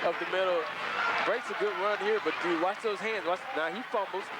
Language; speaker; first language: English; native; English